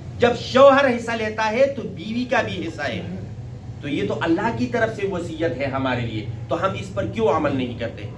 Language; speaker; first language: Urdu; non-native, local second language; Pashto